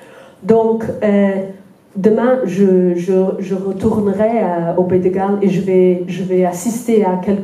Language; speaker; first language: French; non-native, fluent; Welsh